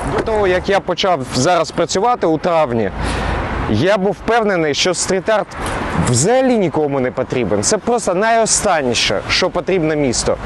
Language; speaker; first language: Ukrainian; non-native, local second language; Russian